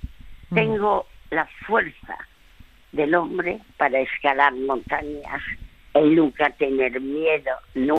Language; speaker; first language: Spanish; early bilingual, other home language; French